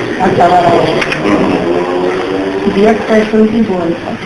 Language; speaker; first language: Spanish; native; Spanish